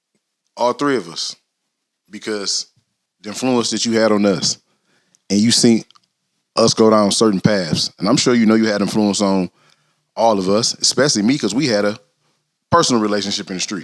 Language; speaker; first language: English; native; English